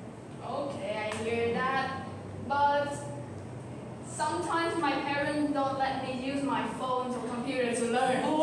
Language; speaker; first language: English; non-native, learner; Vietnamese